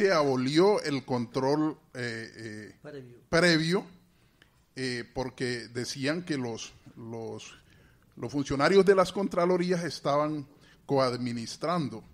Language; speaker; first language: Spanish; native; Spanish